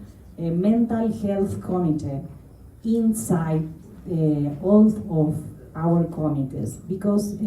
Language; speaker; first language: English; non-native, learner; Spanish